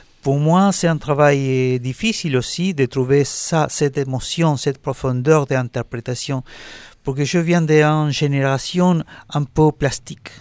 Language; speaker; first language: French; non-native, learner; Spanish